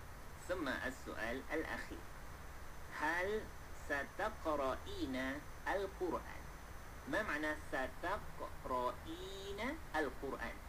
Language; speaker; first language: Arabic; non-native, fluent; Malay